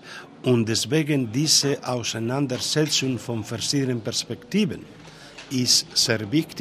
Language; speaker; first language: German; non-native, learner; Spanish